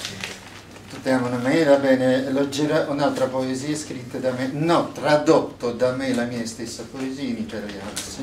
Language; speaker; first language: Italian; non-native, fluent; Russian